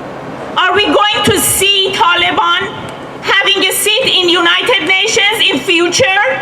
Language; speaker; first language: English; non-native, fluent; Persian